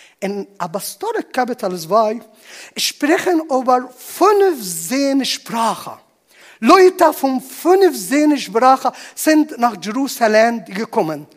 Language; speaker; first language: German; non-native, learner; Arabic